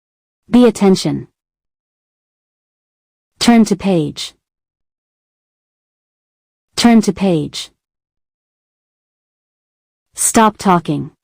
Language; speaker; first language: English; non-native, fluent; Arabic